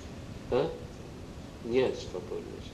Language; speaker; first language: Russian; non-native, learner; English